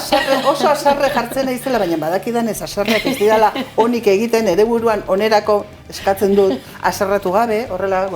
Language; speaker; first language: Basque; native; Basque